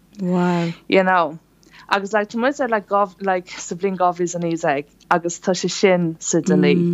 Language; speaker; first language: Irish; non-native, local second language; English